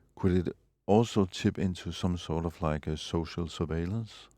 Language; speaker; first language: English; non-native, fluent; Danish